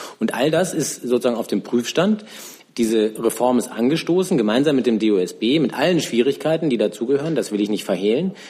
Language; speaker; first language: German; native; German